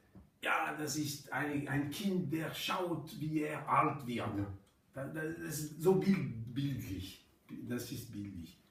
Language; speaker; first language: German; non-native, fluent; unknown